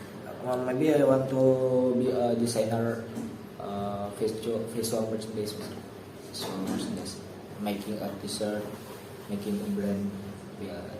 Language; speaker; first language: English; non-native, learner; Indonesian